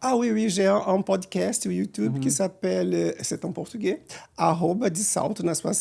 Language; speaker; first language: French; non-native, fluent; Portuguese